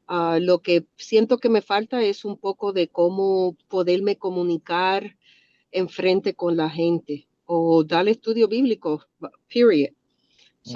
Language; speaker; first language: Spanish; early bilingual, other home language; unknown